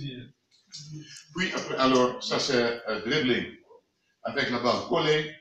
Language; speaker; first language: French; non-native, fluent; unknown